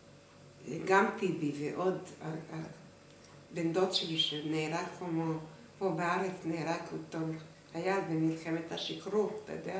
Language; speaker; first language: Hebrew; non-native, fluent; Hungarian